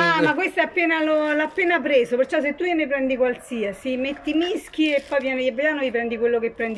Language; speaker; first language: Italian; native; Italian